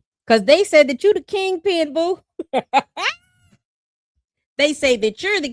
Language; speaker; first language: English; native; English